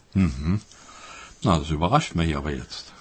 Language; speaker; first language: German; native; German